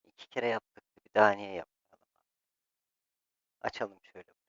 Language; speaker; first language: Turkish; native; Turkish